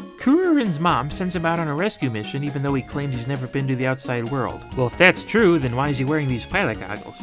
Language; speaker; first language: English; native; English